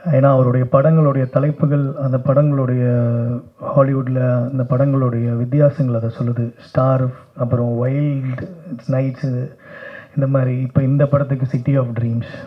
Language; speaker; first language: Tamil; native; Tamil